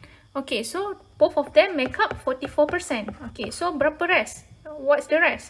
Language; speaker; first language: English; non-native, local second language; Malay